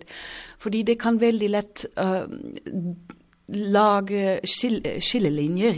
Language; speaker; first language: Norwegian; non-native, fluent; German